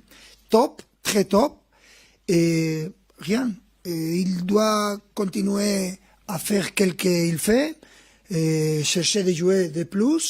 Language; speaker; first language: French; non-native, fluent; Spanish